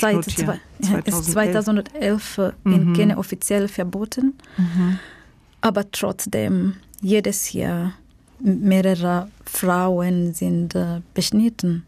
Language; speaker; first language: German; non-native, fluent; Swahili